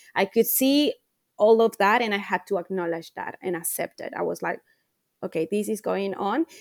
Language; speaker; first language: English; non-native, fluent; Spanish